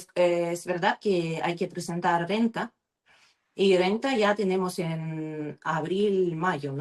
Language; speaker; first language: Spanish; non-native, learner; Russian